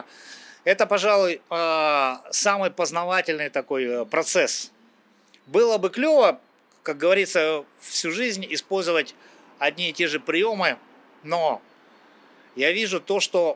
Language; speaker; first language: Russian; native; Russian